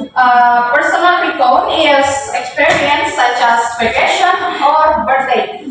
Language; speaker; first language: English; non-native, learner; Indonesian